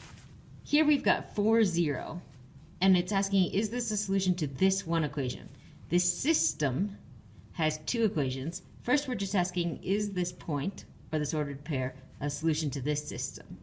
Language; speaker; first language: English; native; English